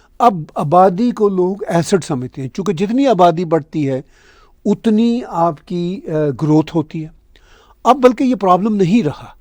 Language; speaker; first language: Urdu; native; Urdu